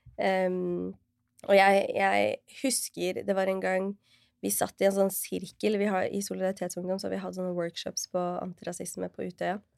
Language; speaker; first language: Norwegian; early bilingual, other home language; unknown